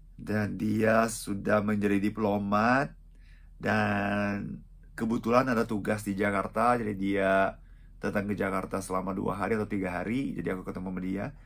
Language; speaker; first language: Indonesian; non-native, fluent; Japanese